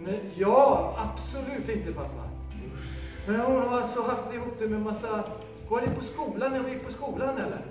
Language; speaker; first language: Swedish; native; Swedish